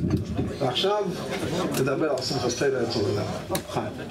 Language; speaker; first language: Hebrew; non-native, fluent; English